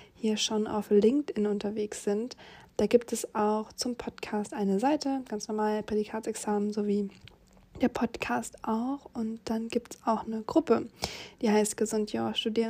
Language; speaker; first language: German; native; German